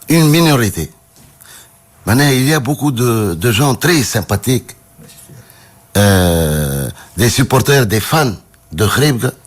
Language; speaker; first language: French; non-native, local second language; Arabic